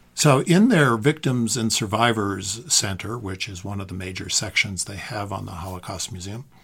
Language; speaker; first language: English; native; English